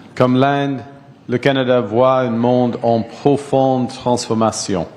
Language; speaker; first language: French; non-native, local second language; English